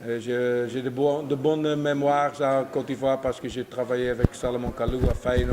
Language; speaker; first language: French; non-native, fluent; Dutch